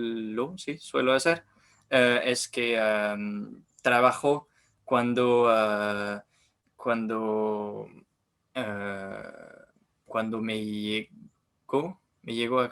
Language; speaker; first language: Spanish; non-native, learner; French